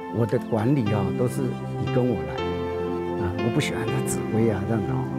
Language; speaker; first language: Chinese; native; Chinese